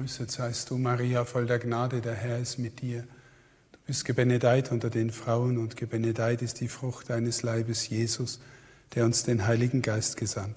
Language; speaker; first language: German; native; German